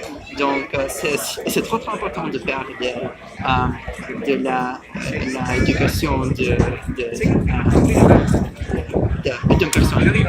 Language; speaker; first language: French; non-native, learner; English